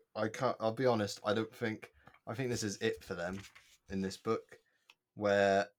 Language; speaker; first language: English; native; English